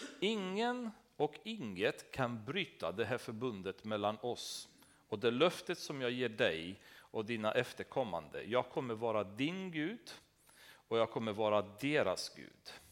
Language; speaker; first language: Swedish; non-native, fluent; Romanian